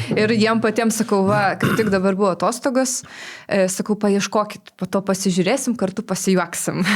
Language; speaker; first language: Lithuanian; non-native, local second language; Polish